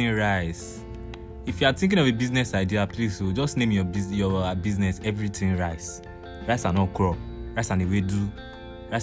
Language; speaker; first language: English; non-native, local second language; Yoruba